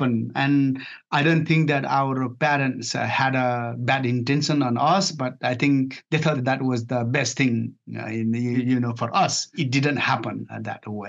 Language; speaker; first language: English; non-native, fluent; Nepali